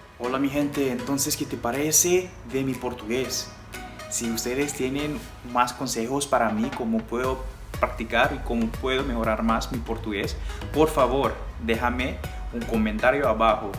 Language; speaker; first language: Spanish; early bilingual, heritage; Spanish